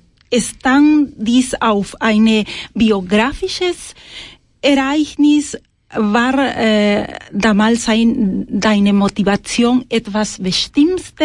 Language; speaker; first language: German; non-native, fluent; Spanish